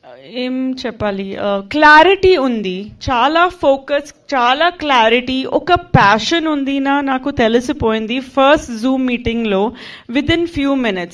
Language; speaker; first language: Telugu; non-native, local second language; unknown